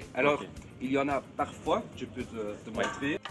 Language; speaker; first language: French; non-native, fluent; Dutch